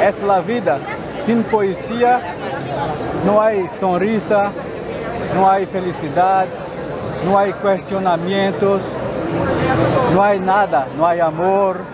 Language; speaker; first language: Spanish; non-native, fluent; Portuguese